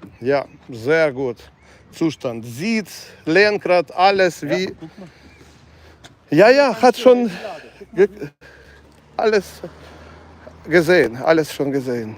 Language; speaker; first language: German; non-native, learner; Ukrainian